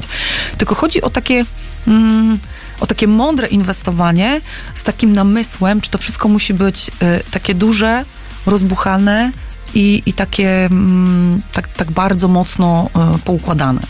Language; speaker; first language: Polish; native; Polish